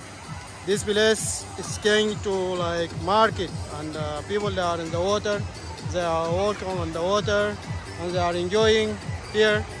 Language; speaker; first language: English; non-native, learner; Arabic